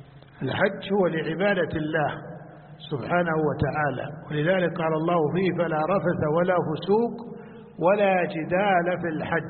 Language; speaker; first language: Arabic; native; Arabic